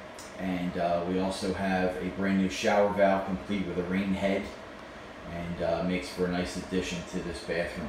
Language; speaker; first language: English; native; English